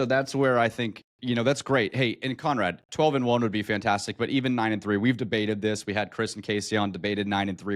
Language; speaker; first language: English; native; English